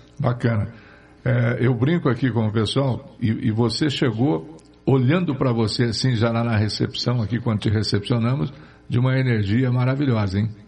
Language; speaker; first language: Portuguese; native; Portuguese